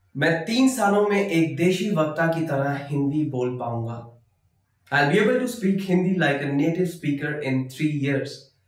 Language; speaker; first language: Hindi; native; Hindi